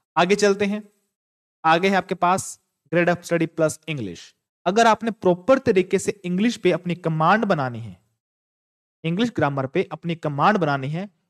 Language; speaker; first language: Hindi; native; Hindi